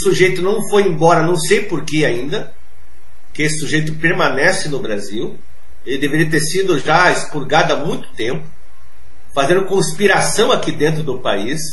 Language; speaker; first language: Portuguese; native; Portuguese